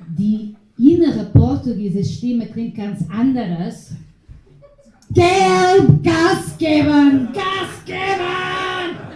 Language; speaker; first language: German; non-native, learner; Portuguese